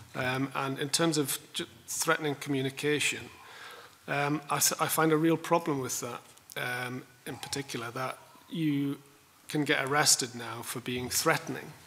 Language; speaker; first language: English; native; English